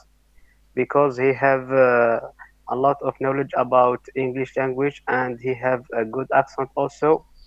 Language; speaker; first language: English; non-native, learner; Arabic